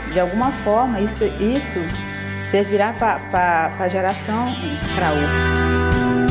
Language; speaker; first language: Portuguese; non-native, local second language; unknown